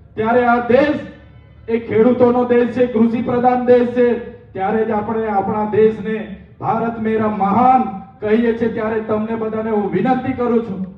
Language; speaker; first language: Gujarati; non-native, local second language; Bhili